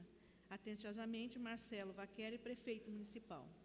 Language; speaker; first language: Portuguese; native; Portuguese